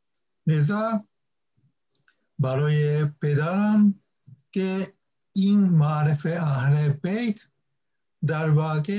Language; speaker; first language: Persian; non-native, fluent; Japanese